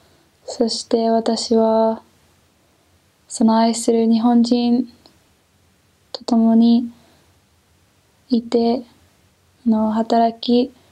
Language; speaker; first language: Japanese; non-native, fluent; English